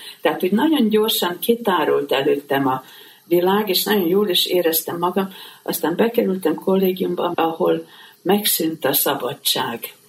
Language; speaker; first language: Hungarian; native; Hungarian